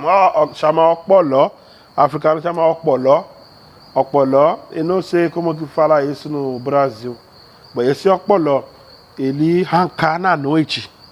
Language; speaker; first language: Portuguese; non-native, learner; Yoruba